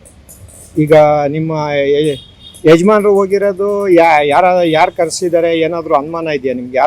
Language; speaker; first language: Kannada; native; Kannada